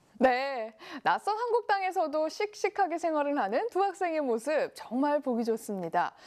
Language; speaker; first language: Korean; native; Korean